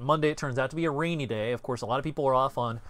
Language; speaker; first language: English; native; English